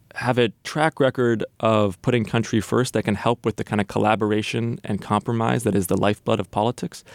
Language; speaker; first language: English; native; English